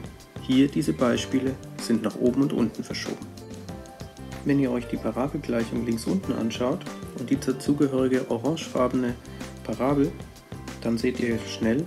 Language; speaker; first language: German; native; German